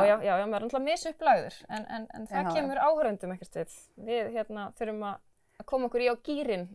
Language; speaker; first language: Icelandic; native; Icelandic